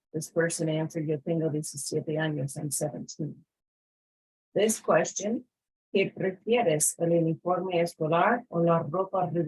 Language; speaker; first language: Spanish; non-native, fluent; English